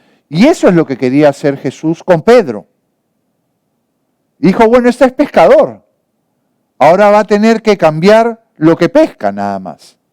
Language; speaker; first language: Spanish; native; Spanish